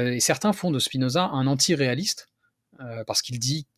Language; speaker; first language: French; native; French